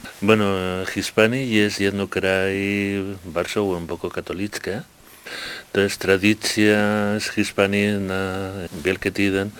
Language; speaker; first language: Polish; non-native, learner; Spanish